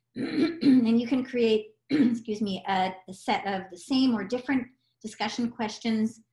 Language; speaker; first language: English; native; English